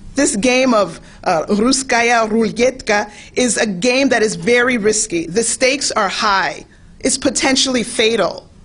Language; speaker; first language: English; native; English